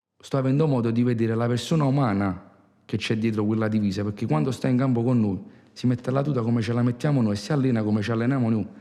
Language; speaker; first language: Italian; native; Italian